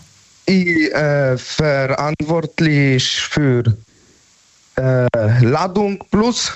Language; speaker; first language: German; non-native, learner; Polish